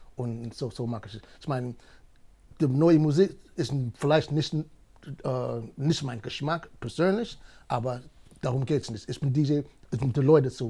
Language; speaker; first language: German; non-native, fluent; English